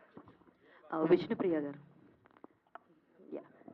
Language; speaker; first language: Telugu; native; Telugu